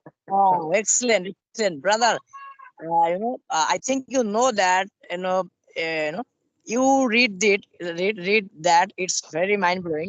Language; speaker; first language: English; non-native, learner; Bangla